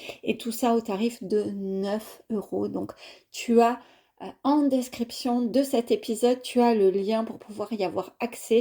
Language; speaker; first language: French; native; French